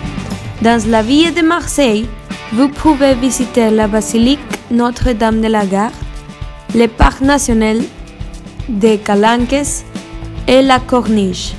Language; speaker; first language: French; non-native, learner; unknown